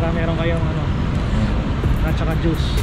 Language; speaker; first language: Filipino; native; Filipino